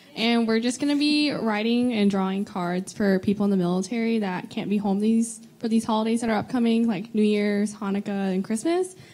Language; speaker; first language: English; native; English